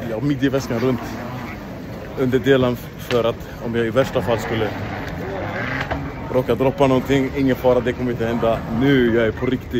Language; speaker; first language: Swedish; native; Swedish